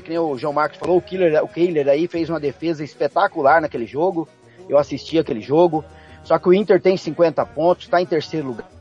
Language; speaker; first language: Portuguese; native; Portuguese